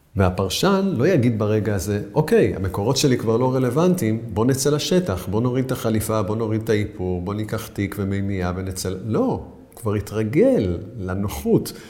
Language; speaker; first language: Hebrew; native; Hebrew